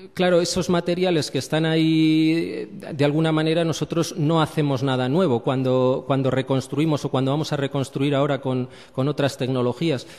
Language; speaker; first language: Spanish; native; Spanish